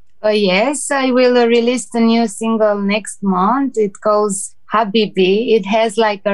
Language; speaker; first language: English; non-native, learner; Romanian